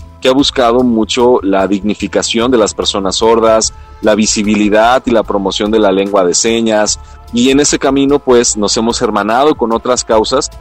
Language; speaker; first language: Spanish; non-native, local second language; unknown